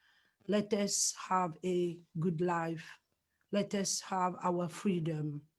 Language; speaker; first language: English; non-native, learner; Morisyen